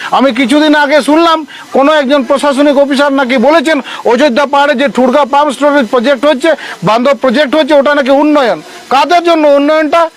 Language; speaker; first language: Bangla; non-native, local second language; Santali